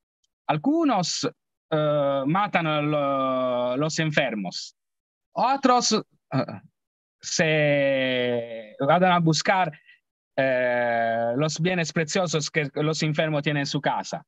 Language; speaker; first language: Spanish; non-native, learner; Italian